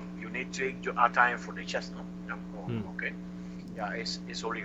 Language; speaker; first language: English; non-native, learner; Spanish